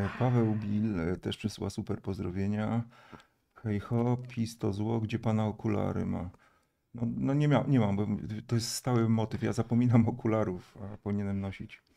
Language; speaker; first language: Polish; native; Polish